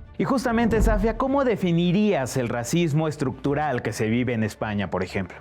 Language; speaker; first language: Spanish; native; Spanish